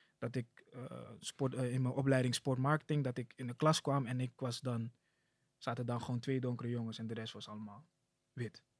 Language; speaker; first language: Dutch; early bilingual, other home language; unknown